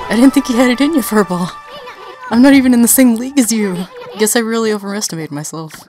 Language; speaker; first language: English; native; English